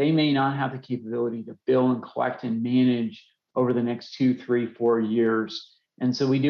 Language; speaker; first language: English; native; English